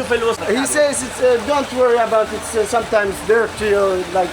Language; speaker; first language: English; non-native, fluent; Arabic